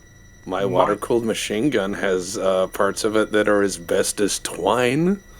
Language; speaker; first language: English; native; English